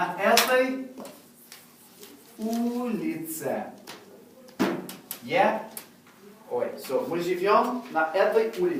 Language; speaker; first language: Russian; non-native, fluent; English